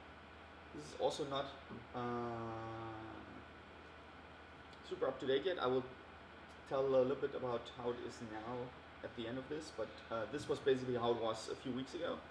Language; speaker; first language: English; non-native, fluent; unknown